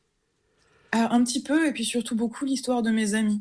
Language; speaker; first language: French; native; French